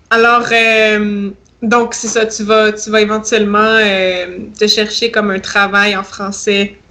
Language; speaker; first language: French; native; French